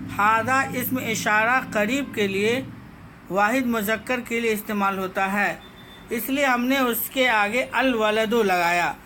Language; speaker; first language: Urdu; native; Urdu